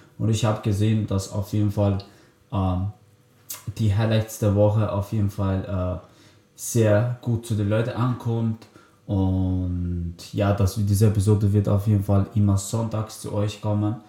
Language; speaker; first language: German; early bilingual, other home language; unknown